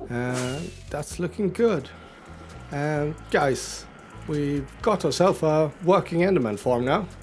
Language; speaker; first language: English; native; English